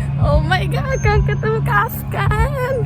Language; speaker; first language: Indonesian; non-native, fluent; Korean